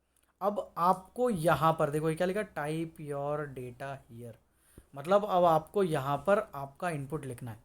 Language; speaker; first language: Hindi; native; Hindi